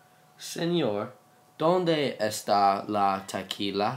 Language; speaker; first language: Spanish; non-native, learner; English